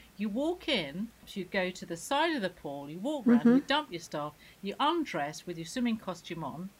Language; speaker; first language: English; native; English